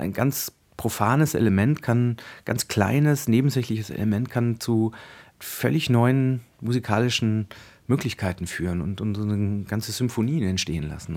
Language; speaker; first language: German; native; German